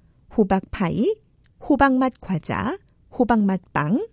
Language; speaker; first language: Korean; native; Korean